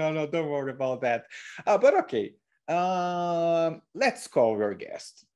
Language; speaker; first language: English; non-native, learner; Portuguese